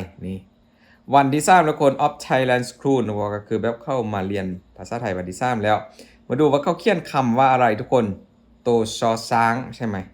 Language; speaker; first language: Thai; non-native, local second language; Northeastern Thai